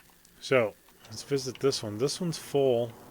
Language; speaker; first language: English; native; English